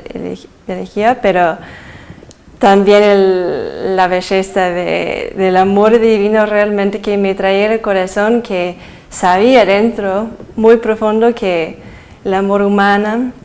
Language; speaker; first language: Spanish; early bilingual, heritage; Spanish